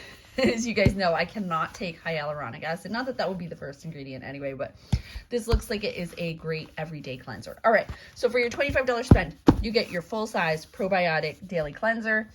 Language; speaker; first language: English; native; English